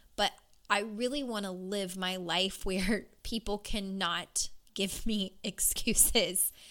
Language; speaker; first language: English; native; English